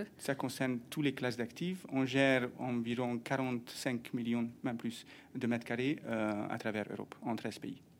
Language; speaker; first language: French; non-native, fluent; Hungarian